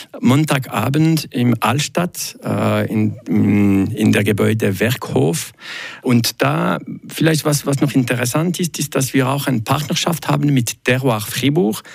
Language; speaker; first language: German; non-native, local second language; French